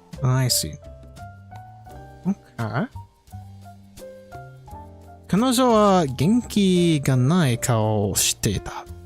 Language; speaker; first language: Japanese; non-native, learner; English